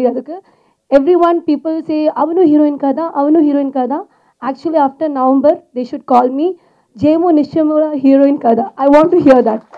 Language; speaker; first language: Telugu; non-native, learner; Malayalam